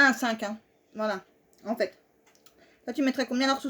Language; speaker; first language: French; native; French